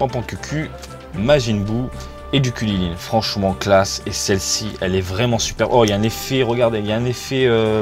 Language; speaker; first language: French; native; French